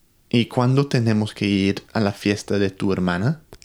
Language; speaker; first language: Spanish; non-native, fluent; English